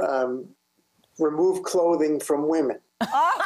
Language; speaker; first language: English; native; English